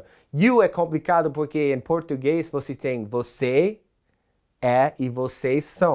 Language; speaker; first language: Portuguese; non-native, fluent; English